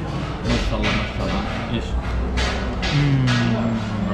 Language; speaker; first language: Russian; non-native, learner; Turkish